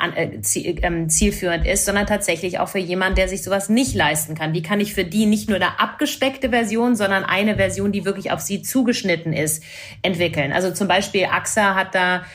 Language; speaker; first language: German; non-native, fluent; English